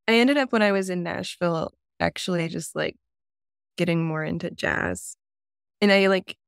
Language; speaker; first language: English; native; English